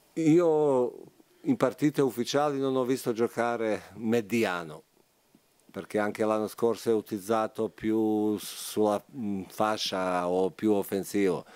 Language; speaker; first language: Italian; non-native, fluent; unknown